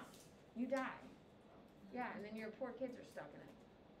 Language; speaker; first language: English; native; English